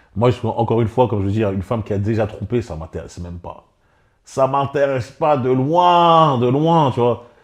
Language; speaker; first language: French; native; French